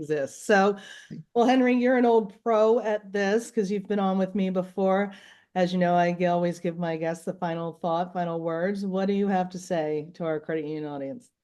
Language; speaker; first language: English; native; English